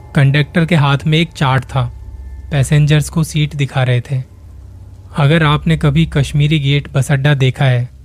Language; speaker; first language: Hindi; native; Hindi